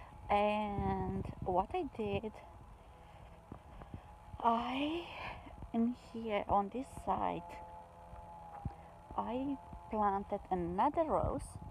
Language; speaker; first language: English; non-native, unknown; Romanian